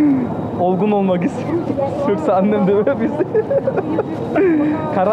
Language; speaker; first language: Turkish; early bilingual, heritage; Turkish